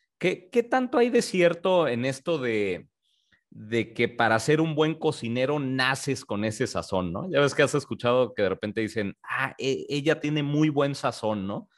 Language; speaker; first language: Spanish; native; Spanish